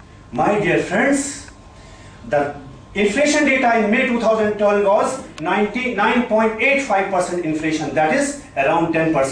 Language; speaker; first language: English; non-native, local second language; Hindi